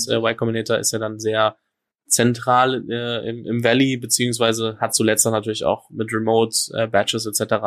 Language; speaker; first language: German; native; German